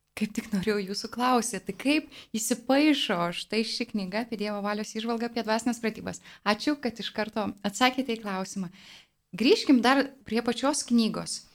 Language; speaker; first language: Lithuanian; native; Lithuanian